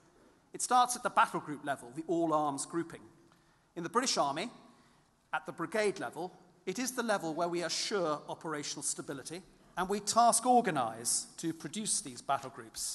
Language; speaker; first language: English; native; English